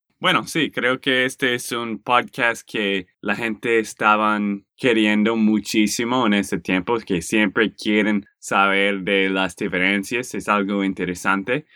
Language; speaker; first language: Spanish; non-native, learner; English